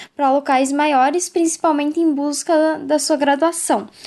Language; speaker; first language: Portuguese; native; Portuguese